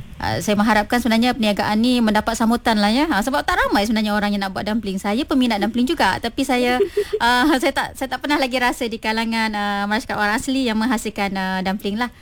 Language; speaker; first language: Malay; non-native, local second language; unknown